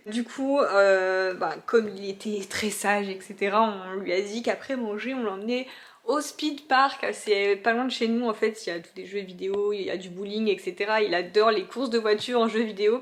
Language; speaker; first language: French; native; French